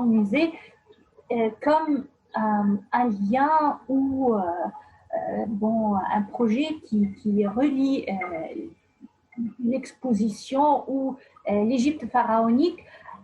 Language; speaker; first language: French; non-native, fluent; Arabic